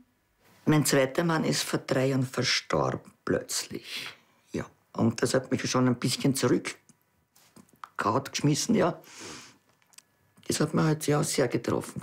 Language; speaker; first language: German; native; German